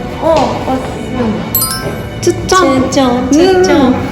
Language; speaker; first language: Korean; non-native, learner; Japanese